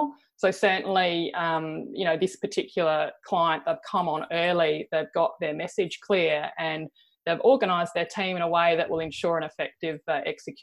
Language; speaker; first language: English; native; English